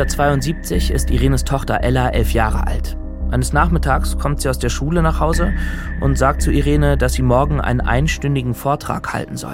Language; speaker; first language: German; native; German